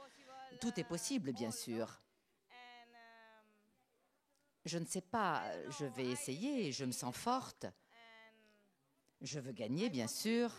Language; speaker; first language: French; non-native, learner; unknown